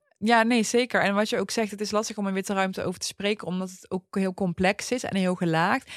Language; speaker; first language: Dutch; early bilingual, other home language; Turkish